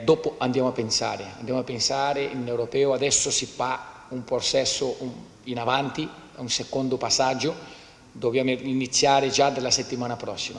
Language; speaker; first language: Italian; non-native, fluent; Portuguese